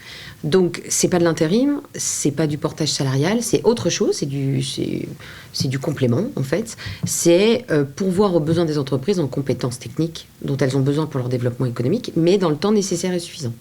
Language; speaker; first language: French; native; French